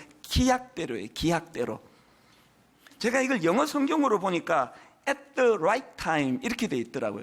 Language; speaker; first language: Korean; native; Korean